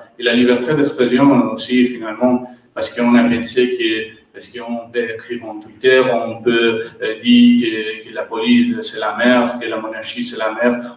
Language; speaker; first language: French; non-native, learner; Catalan